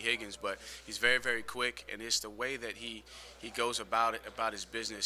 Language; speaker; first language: English; native; English